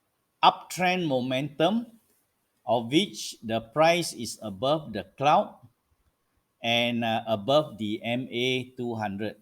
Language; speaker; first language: English; non-native, local second language; Malay